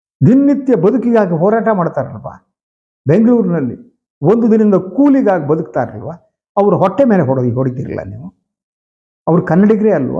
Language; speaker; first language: Kannada; native; Kannada